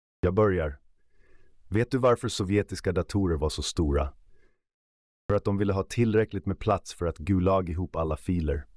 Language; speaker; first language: Swedish; native; Swedish